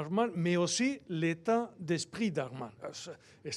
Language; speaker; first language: French; non-native, fluent; Spanish